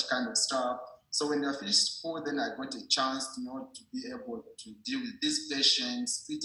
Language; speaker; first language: English; non-native, local second language; Ganda